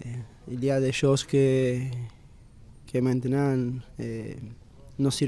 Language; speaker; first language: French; non-native, learner; Spanish